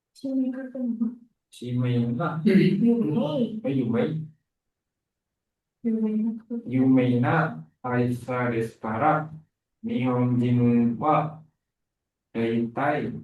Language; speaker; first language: Japanese; non-native, learner; Indonesian